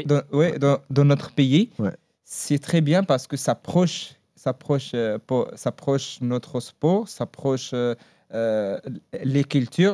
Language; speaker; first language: French; non-native, learner; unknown